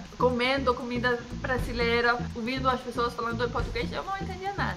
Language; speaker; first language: Portuguese; non-native, fluent; Danish